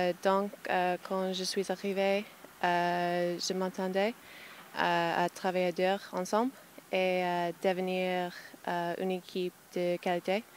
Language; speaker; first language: French; non-native, fluent; English